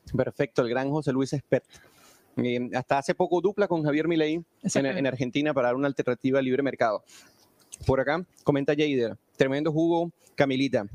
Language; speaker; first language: Spanish; native; Spanish